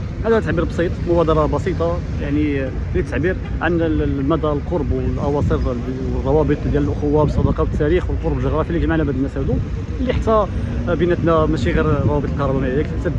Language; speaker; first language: Arabic; native; Arabic